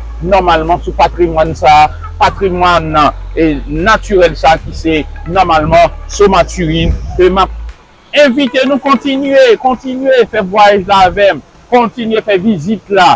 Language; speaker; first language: French; non-native, learner; Haitian Creole